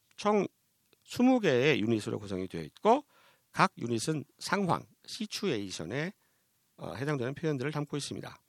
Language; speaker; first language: Korean; native; Korean